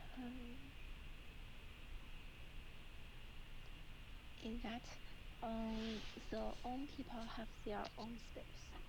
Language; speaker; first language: English; non-native, learner; Chinese